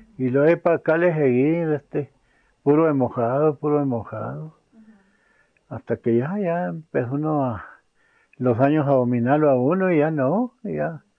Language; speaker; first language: Spanish; native; Spanish